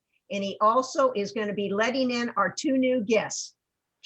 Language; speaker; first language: English; native; English